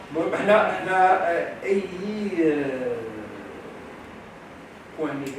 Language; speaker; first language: French; non-native, local second language; Arabic